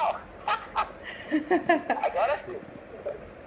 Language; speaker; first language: English; non-native, learner; Portuguese